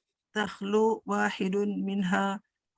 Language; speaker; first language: Arabic; non-native, learner; Indonesian